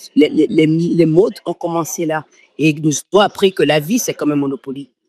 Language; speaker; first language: French; non-native, local second language; Fon